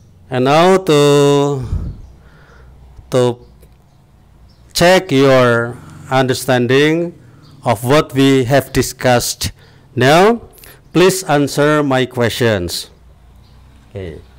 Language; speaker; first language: English; non-native, fluent; Indonesian